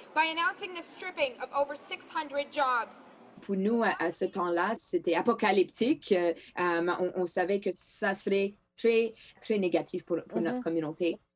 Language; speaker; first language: French; non-native, local second language; Greek